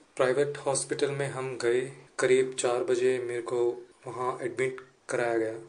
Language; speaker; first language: Hindi; non-native, local second language; Gujarati